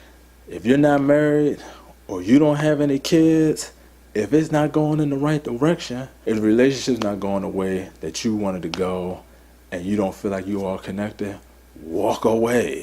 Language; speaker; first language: English; native; English